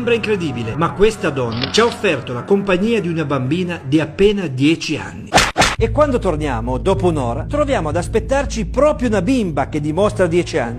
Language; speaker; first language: Italian; native; Italian